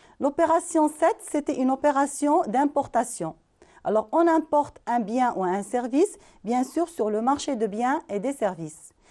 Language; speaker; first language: French; non-native, local second language; Arabic